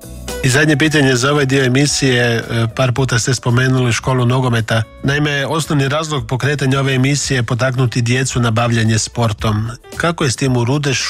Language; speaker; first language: Croatian; native; Croatian